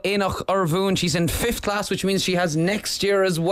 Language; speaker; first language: English; native; English